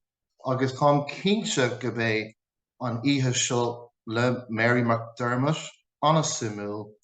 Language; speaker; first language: Irish; non-native, local second language; English